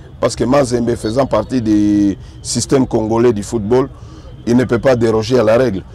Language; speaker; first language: French; non-native, local second language; Swahili